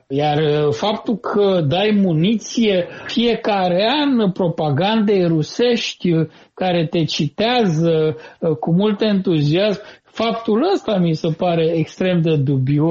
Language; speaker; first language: Romanian; native; Romanian